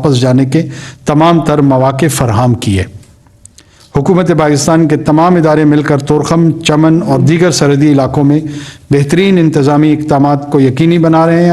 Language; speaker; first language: Urdu; non-native, local second language; Pashto